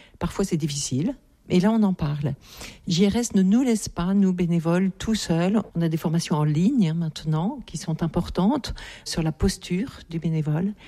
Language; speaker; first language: French; native; French